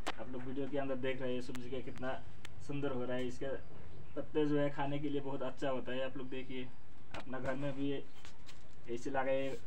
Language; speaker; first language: Hindi; non-native, local second language; Bangla